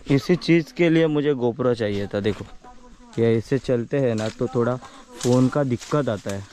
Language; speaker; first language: Hindi; non-native, local second language; Marathi